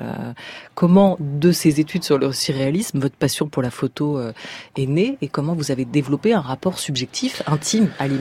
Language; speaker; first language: French; native; French